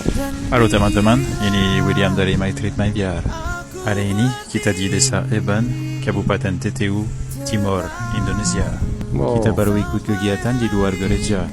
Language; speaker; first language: Indonesian; non-native, fluent; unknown